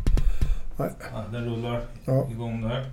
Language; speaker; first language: Swedish; native; Swedish